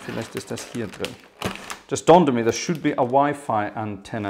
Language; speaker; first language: German; non-native, fluent; English